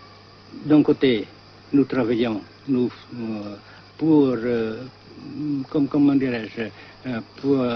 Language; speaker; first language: French; non-native, fluent; Vietnamese